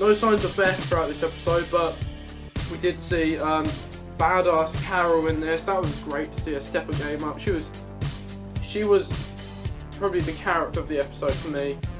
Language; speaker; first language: English; native; English